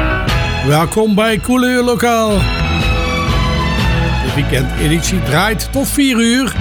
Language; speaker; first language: Dutch; native; Dutch